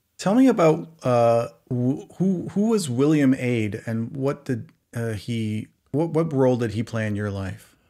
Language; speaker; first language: English; native; English